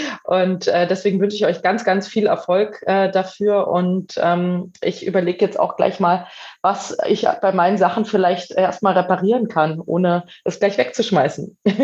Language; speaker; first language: German; native; German